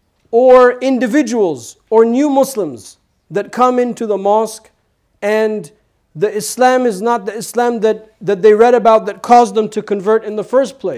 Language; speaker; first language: English; native; English